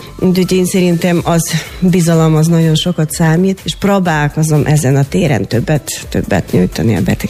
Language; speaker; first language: Hungarian; non-native, fluent; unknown